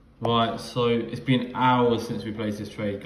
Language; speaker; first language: English; native; English